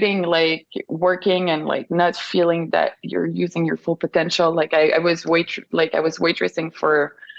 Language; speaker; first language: English; non-native, fluent; French